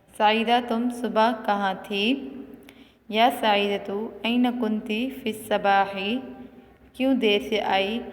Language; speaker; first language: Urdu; non-native, local second language; Pashto